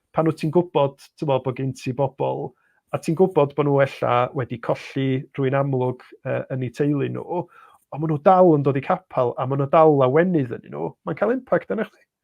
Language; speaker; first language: Welsh; native; Welsh